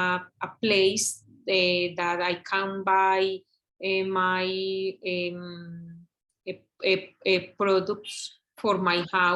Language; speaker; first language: English; non-native, learner; Spanish